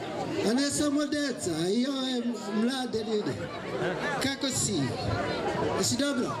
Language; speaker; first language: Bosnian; non-native, fluent; Swahili